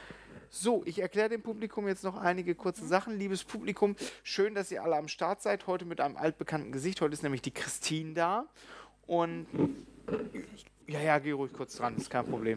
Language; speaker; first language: German; native; German